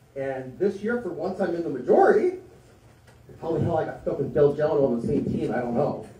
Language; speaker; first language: English; native; English